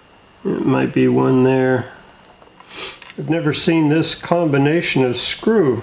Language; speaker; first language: English; native; English